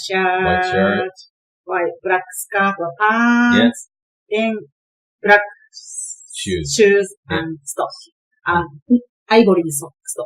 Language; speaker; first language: English; non-native, learner; Japanese